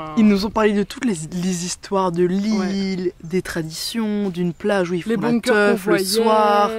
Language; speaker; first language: French; native; French